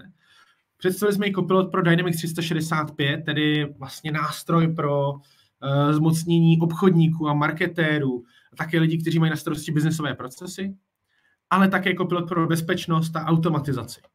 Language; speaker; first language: Czech; native; Czech